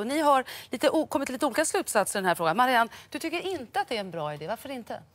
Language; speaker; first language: Swedish; native; Swedish